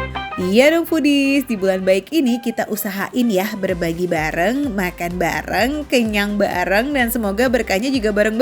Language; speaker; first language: Indonesian; native; Indonesian